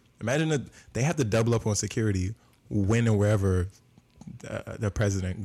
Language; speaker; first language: English; native; English